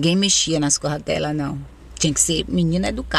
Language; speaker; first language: Portuguese; native; Portuguese